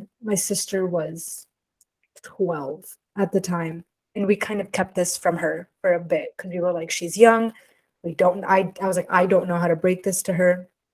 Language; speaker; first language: English; native; English